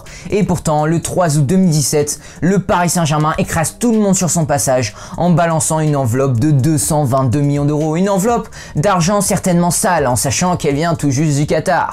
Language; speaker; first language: French; native; French